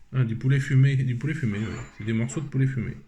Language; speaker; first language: French; native; French